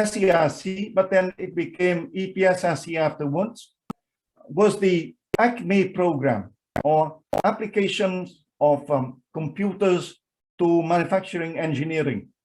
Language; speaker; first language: English; non-native, fluent; Vietnamese